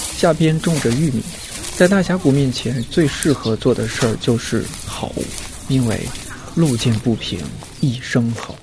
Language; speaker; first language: Chinese; native; Chinese